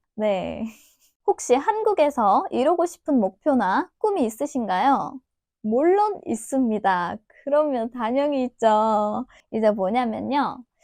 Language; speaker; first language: Korean; non-native, fluent; Turkish